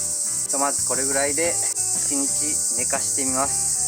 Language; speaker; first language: Japanese; native; Japanese